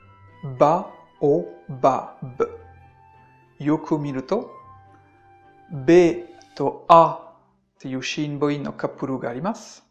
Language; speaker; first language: Japanese; non-native, fluent; French